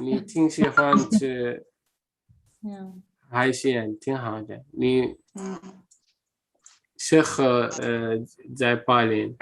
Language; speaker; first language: Chinese; non-native, fluent; Arabic